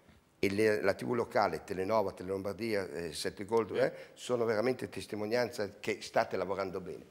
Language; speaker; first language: Italian; native; Italian